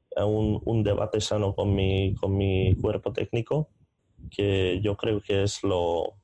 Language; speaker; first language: Spanish; non-native, fluent; Hungarian